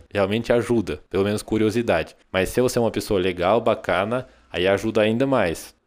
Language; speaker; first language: Portuguese; non-native, fluent; Russian